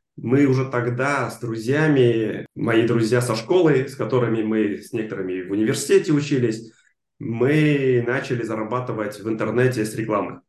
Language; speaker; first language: Russian; non-native, local second language; Armenian